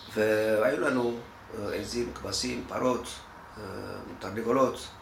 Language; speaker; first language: Hebrew; non-native, fluent; Amharic